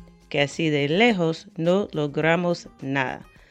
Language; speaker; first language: Spanish; non-native, fluent; English